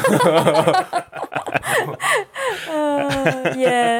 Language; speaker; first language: English; non-native, fluent; Korean